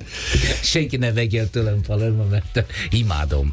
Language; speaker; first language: Hungarian; non-native, learner; Italian